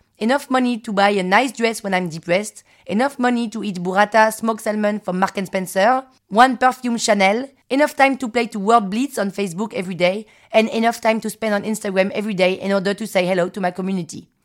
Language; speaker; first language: English; early bilingual, other home language; French